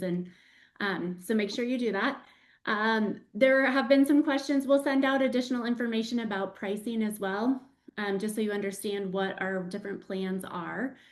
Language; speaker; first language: English; native; English